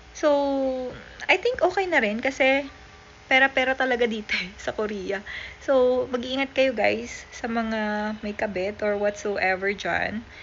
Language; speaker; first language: Filipino; native; Filipino